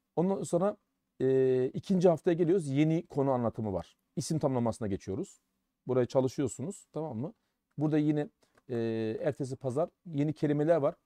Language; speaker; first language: Turkish; early bilingual, heritage; German